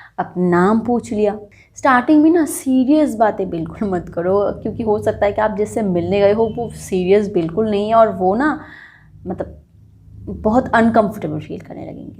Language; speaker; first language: Hindi; non-native, local second language; Bangla